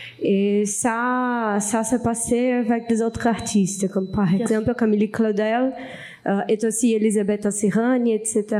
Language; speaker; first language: French; non-native, fluent; Portuguese